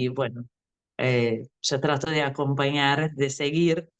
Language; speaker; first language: Spanish; non-native, fluent; Portuguese